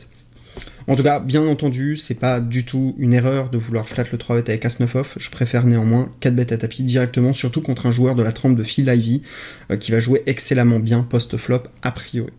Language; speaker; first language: French; native; French